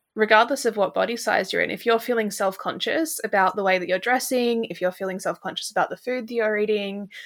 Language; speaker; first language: English; native; English